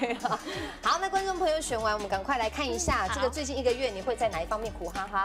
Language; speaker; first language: Chinese; native; Chinese